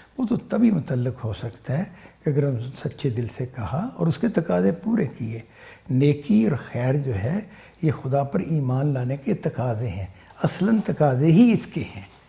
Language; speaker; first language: Urdu; non-native, local second language; Punjabi